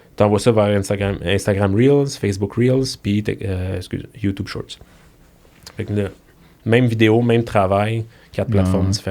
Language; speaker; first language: French; native; French